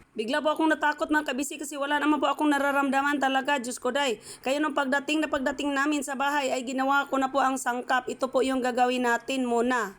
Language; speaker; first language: Filipino; non-native, local second language; Cebuano